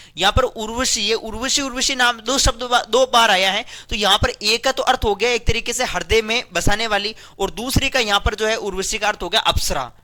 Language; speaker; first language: Hindi; native; Hindi